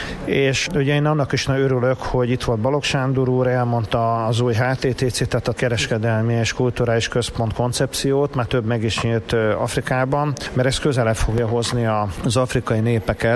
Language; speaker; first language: Hungarian; native; Hungarian